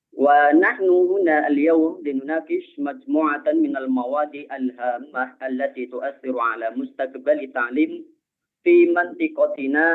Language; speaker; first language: Arabic; non-native, fluent; Indonesian